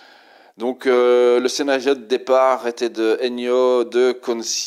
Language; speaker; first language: French; native; French